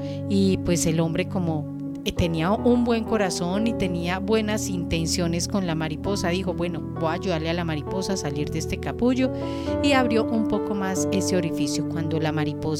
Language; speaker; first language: Spanish; native; Spanish